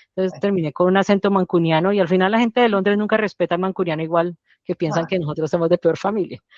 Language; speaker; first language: Spanish; native; Spanish